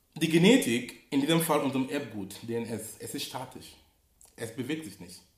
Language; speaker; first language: German; non-native, fluent; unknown